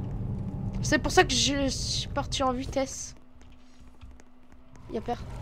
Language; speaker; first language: French; native; French